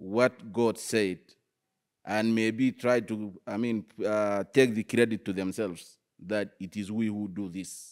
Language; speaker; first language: English; non-native, fluent; Arabic